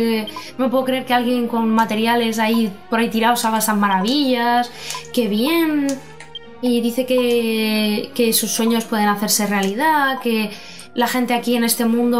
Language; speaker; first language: Spanish; native; Spanish